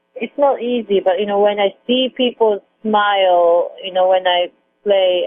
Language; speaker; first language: English; non-native, fluent; Japanese